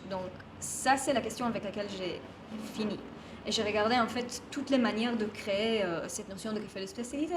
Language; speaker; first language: French; non-native, fluent; Hebrew